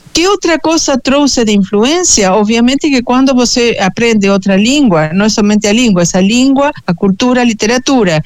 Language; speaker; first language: Portuguese; non-native, fluent; Spanish